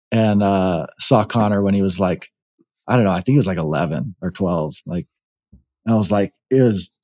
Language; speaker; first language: English; native; English